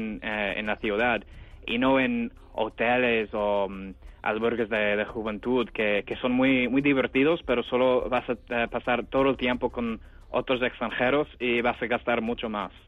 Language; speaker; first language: Spanish; non-native, fluent; English